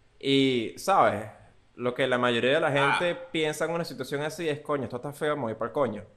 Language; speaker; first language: Spanish; native; Spanish